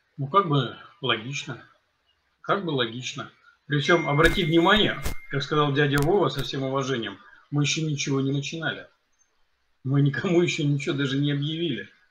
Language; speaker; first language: Russian; native; Russian